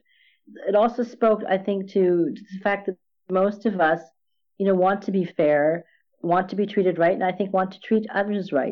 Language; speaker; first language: English; native; English